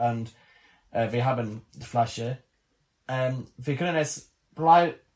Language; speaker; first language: German; non-native, learner; English